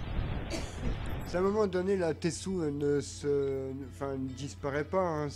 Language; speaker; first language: French; native; French